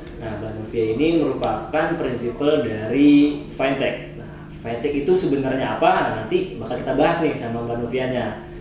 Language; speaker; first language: Indonesian; native; Indonesian